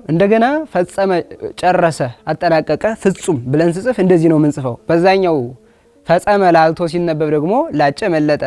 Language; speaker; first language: Amharic; native; Amharic